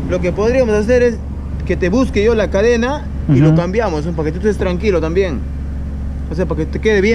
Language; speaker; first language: Spanish; native; Spanish